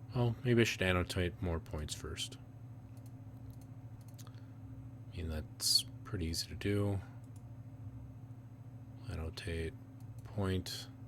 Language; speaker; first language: English; native; English